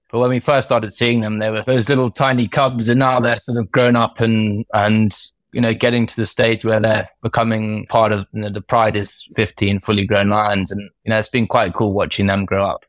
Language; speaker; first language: English; native; English